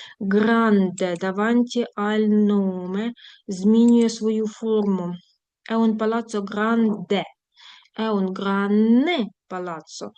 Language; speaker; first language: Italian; non-native, fluent; Ukrainian